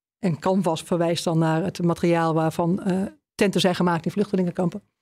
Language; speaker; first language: Dutch; native; Dutch